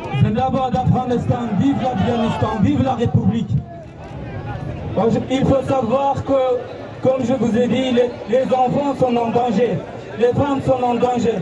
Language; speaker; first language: French; non-native, fluent; Persian